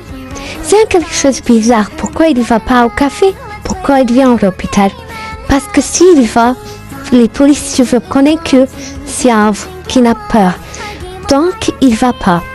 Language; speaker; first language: French; non-native, learner; Arabic